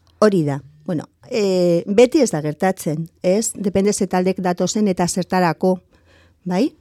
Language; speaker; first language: Basque; non-native, local second language; Spanish